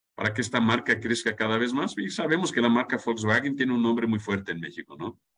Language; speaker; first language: Spanish; non-native, fluent; German